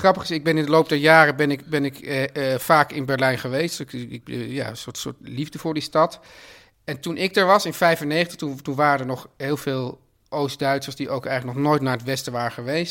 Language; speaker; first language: Dutch; native; Dutch